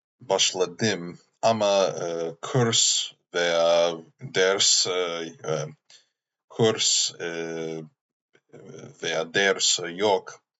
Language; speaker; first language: Turkish; non-native, learner; English